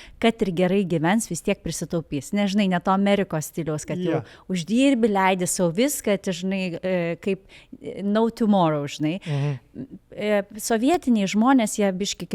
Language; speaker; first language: Lithuanian; native; Lithuanian